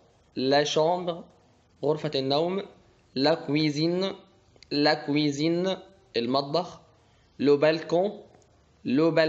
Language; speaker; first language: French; non-native, fluent; Arabic